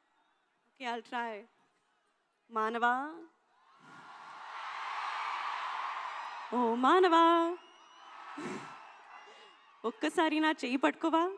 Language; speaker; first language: Telugu; non-native, learner; Hindi